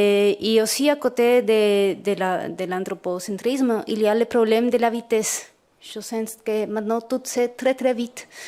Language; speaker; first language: French; non-native, fluent; Spanish